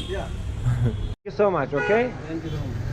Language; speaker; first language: English; non-native, learner; Turkish